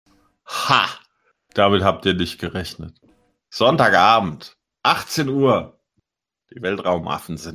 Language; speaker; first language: German; native; German